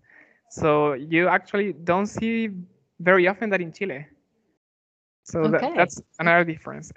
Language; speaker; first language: English; non-native, fluent; Spanish